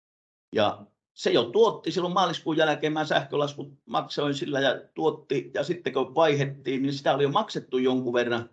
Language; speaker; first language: Finnish; native; Finnish